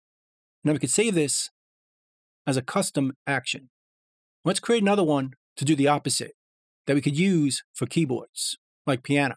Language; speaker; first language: English; native; English